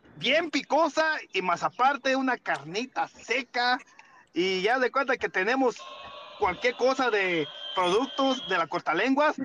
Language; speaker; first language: Spanish; native; Spanish